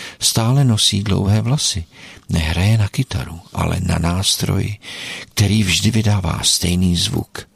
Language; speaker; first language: Czech; native; Czech